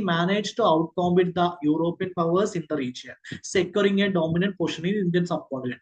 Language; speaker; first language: English; non-native, local second language; Malayalam